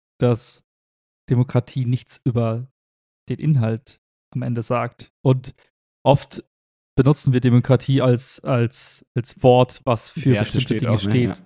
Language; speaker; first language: German; native; German